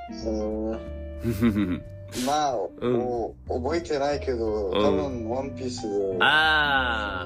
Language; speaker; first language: Japanese; non-native, learner; Arabic